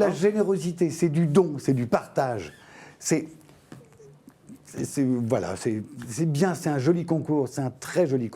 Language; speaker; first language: French; native; French